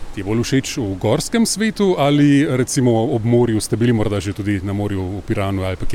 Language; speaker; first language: Slovenian; native; Slovenian